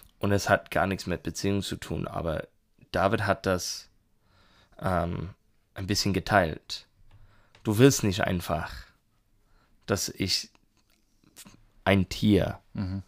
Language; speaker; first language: German; non-native, learner; English